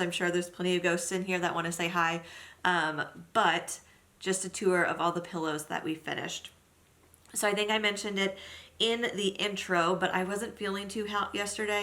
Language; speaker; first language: English; native; English